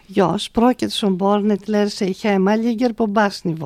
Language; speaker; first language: Swedish; non-native, fluent; Greek